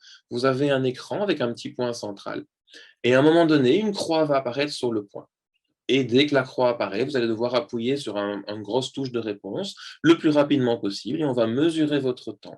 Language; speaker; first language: French; native; French